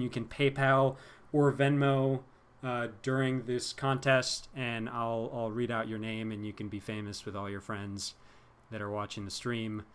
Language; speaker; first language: English; native; English